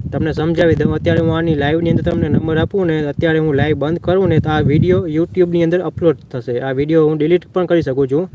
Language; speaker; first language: Gujarati; non-native, local second language; Kachhi